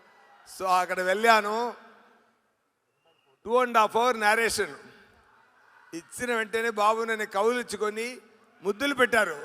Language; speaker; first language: Telugu; non-native, learner; Tamil